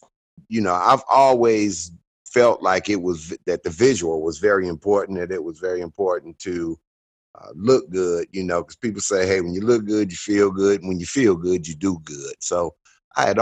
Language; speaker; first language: English; native; English